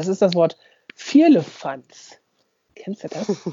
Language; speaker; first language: German; native; German